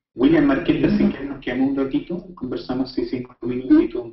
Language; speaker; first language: Spanish; native; Spanish